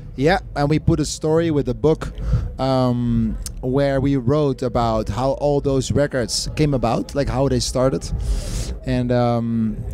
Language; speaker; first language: English; non-native, fluent; Dutch